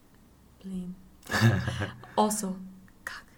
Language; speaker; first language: Russian; non-native, learner; English